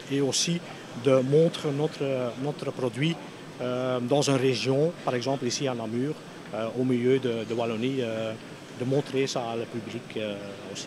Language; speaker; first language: French; non-native, local second language; Dutch